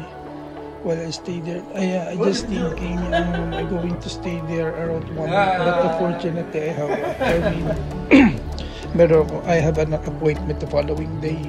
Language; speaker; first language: English; non-native, local second language; Filipino